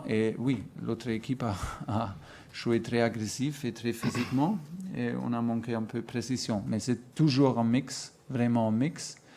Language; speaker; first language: French; non-native, fluent; German